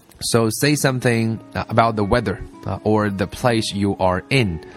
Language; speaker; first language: English; non-native, fluent; Chinese